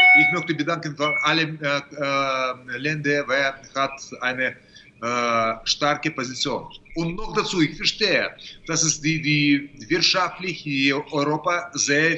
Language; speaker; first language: German; non-native, fluent; Russian